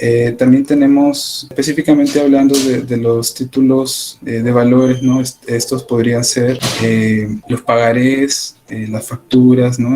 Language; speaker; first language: Spanish; native; Spanish